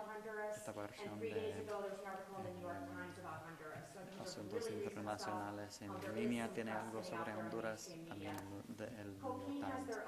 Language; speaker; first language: Spanish; non-native, fluent; English